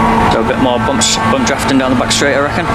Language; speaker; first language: English; native; English